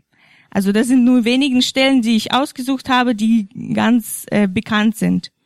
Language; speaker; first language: German; non-native, fluent; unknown